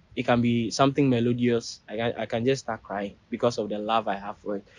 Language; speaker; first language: English; non-native, local second language; Ewe